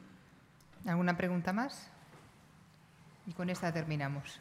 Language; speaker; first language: Spanish; native; Spanish